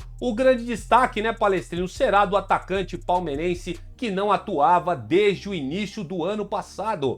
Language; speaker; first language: Portuguese; native; Portuguese